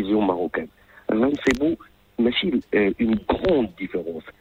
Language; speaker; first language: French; non-native, local second language; Arabic